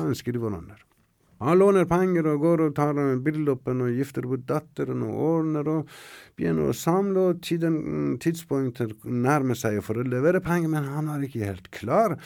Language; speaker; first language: Norwegian; non-native, fluent; Persian